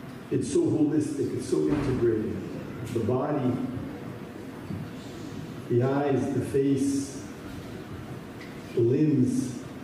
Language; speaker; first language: English; early bilingual, other home language; Ukrainian